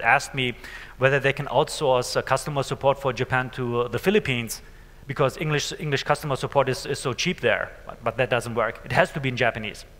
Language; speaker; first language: English; non-native, fluent; German